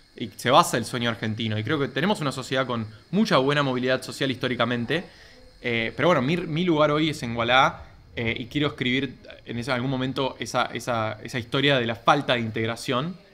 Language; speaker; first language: Spanish; native; Spanish